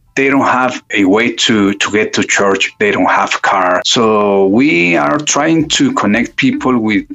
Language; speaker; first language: English; non-native, fluent; Spanish